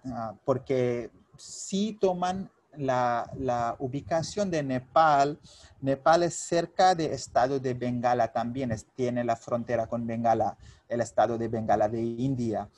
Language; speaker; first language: Spanish; non-native, fluent; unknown